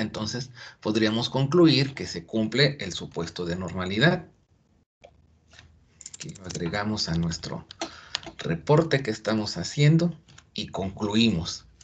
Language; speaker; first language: Spanish; native; Spanish